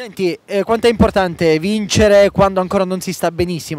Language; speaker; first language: Italian; native; Italian